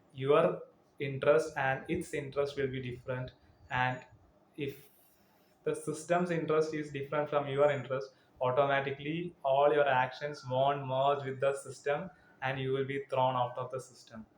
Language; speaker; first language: English; non-native, local second language; Malayalam